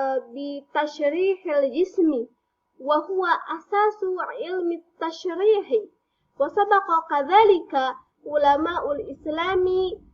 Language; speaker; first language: Arabic; non-native, fluent; Indonesian